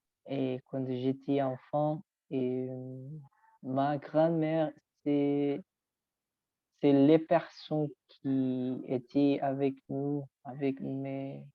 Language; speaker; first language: French; non-native, learner; Spanish